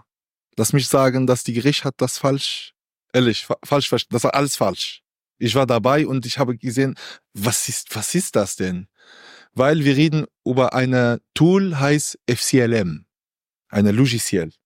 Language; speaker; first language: German; non-native, learner; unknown